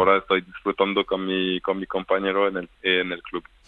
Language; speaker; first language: Spanish; non-native, fluent; French